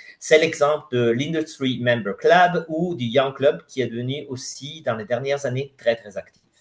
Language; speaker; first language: French; non-native, fluent; Italian